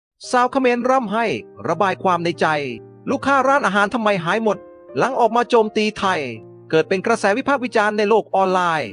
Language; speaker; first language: Thai; native; Thai